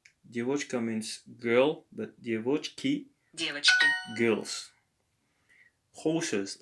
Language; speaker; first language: Russian; non-native, learner; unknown